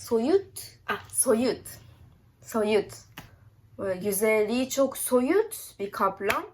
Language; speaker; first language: Turkish; non-native, learner; Japanese